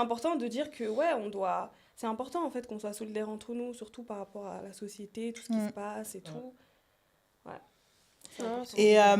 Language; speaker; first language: French; native; French